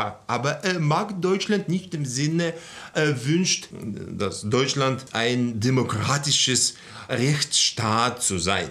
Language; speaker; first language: German; non-native, fluent; Russian